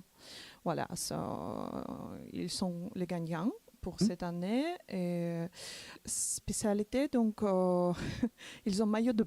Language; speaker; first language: French; non-native, learner; Macedonian